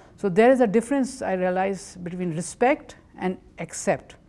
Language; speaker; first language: English; non-native, local second language; Urdu